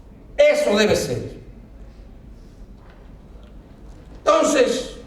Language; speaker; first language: Spanish; native; Spanish